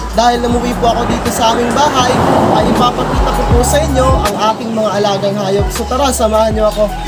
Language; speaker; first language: Filipino; non-native, local second language; Bikol